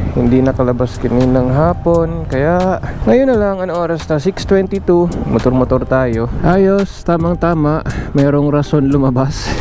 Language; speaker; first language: Filipino; non-native, local second language; Bikol